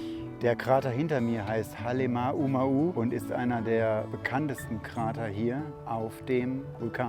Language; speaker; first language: German; native; German